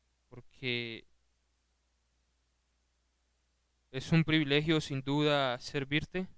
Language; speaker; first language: Spanish; native; Spanish